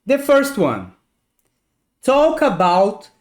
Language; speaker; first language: English; non-native, fluent; Portuguese